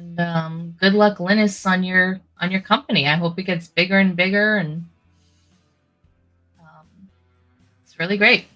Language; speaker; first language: English; native; English